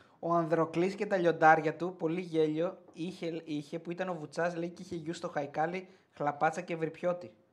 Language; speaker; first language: Greek; native; Greek